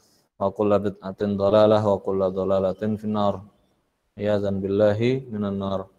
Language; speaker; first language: Arabic; non-native, fluent; Indonesian